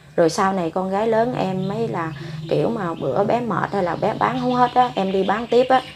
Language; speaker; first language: Vietnamese; non-native, local second language; Khmer